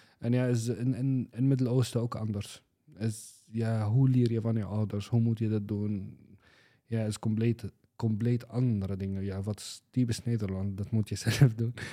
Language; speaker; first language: Dutch; non-native, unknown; Arabic